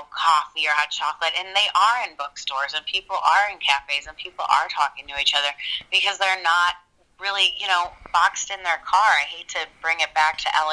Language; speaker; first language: English; native; English